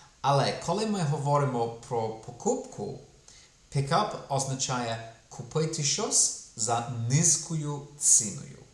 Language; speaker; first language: Ukrainian; non-native, fluent; English